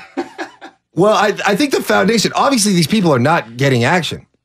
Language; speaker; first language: English; native; English